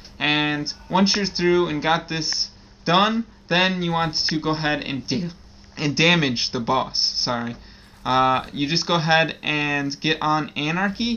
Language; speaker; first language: English; native; English